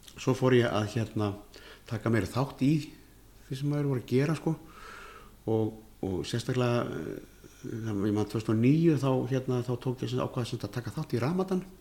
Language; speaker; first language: Icelandic; native; Icelandic